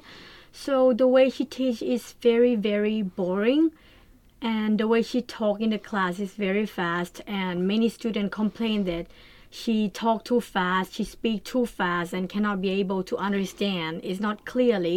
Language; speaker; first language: English; non-native, learner; Thai